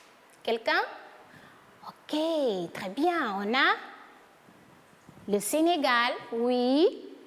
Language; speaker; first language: French; non-native, fluent; Portuguese